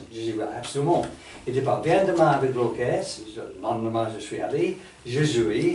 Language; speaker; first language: French; non-native, fluent; English